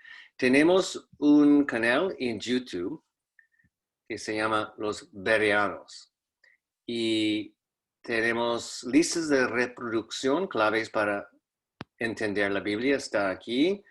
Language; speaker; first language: Spanish; non-native, fluent; English